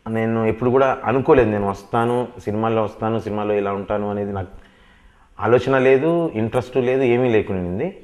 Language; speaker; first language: Telugu; native; Telugu